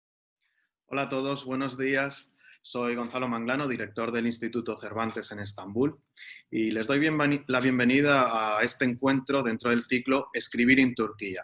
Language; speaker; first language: Spanish; native; Spanish